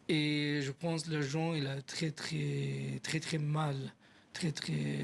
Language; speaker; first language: French; non-native, learner; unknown